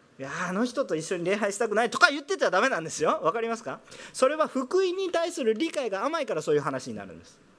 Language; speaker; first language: Japanese; non-native, fluent; Korean